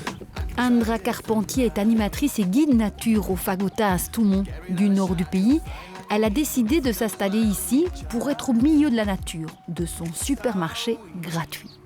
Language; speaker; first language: French; native; French